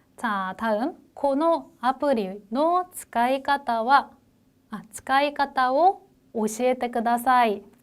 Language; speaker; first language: Korean; native; Korean